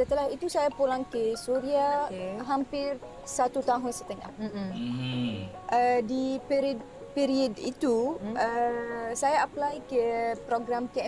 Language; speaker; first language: Indonesian; non-native, fluent; Arabic